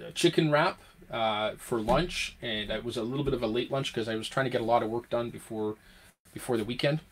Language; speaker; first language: English; native; English